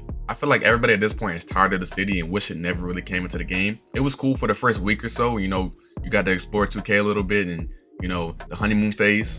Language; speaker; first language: English; native; English